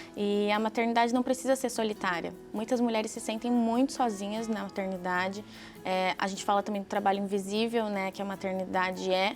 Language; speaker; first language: Portuguese; native; Portuguese